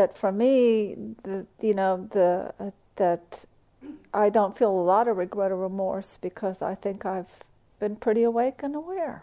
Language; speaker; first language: English; native; English